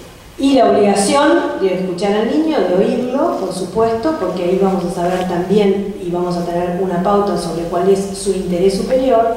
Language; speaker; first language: Spanish; native; Spanish